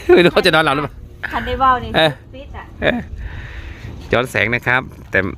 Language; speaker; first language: Thai; native; Thai